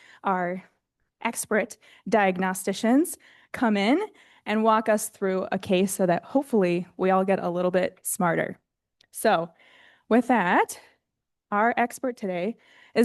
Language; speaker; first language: English; native; English